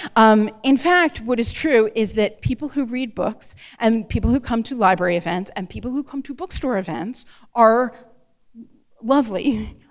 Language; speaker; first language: English; native; English